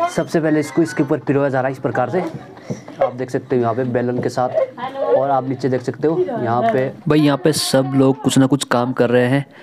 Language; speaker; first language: Hindi; native; Hindi